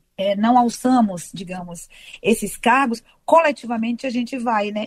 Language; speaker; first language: Portuguese; native; Portuguese